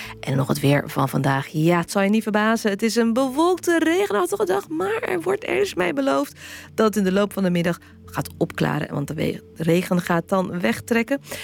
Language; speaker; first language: Dutch; native; Dutch